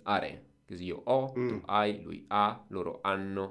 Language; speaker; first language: Italian; native; Italian